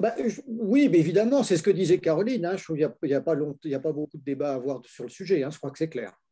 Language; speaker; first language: French; native; French